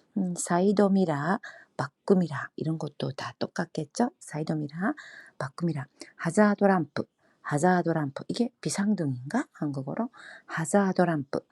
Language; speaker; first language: Korean; non-native, fluent; Japanese